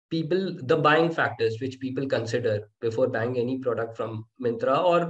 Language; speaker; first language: English; non-native, local second language; Hindi